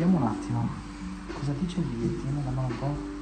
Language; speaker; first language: Italian; native; Italian